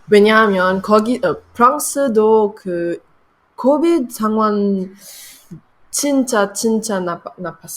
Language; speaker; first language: Korean; non-native, learner; French